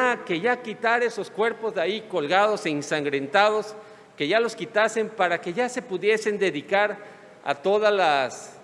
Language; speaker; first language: Spanish; native; Spanish